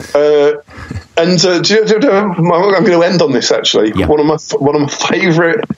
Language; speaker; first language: English; native; English